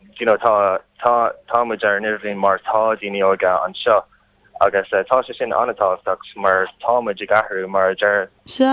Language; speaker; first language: Irish; non-native, learner; English